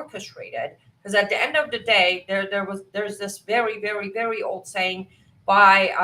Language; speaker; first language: English; non-native, fluent; Persian